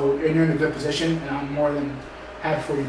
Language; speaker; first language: English; native; English